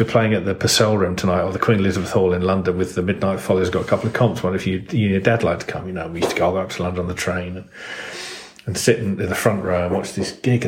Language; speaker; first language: English; native; English